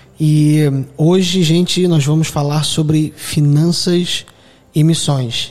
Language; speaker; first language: Portuguese; native; Portuguese